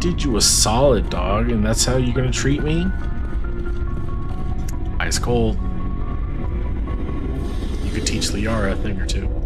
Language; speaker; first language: English; native; English